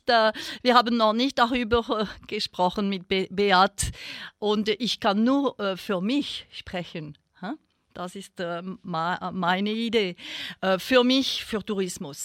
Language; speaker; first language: German; non-native, local second language; French